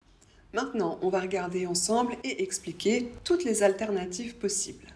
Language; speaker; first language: French; native; French